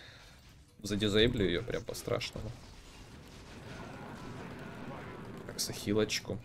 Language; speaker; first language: Russian; native; Russian